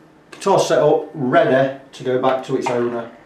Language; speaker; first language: English; native; English